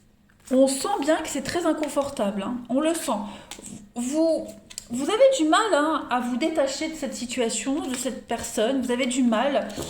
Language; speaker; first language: French; native; French